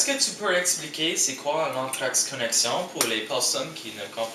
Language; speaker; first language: French; non-native, learner; English